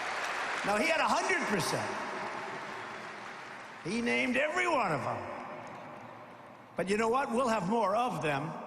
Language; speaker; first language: English; native; English